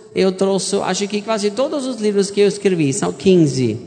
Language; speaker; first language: Portuguese; non-native, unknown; German